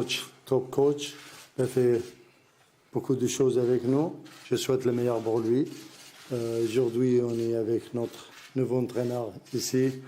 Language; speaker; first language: French; non-native, learner; Arabic